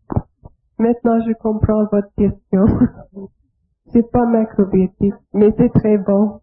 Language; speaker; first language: French; non-native, fluent; English